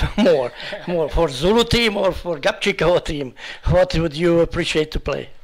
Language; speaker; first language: English; non-native, learner; Hungarian